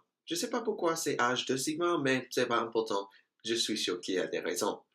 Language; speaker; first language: French; non-native, learner; English